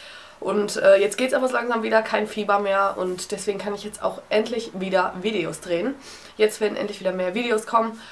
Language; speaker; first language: German; native; German